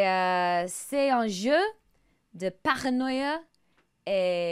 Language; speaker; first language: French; non-native, learner; English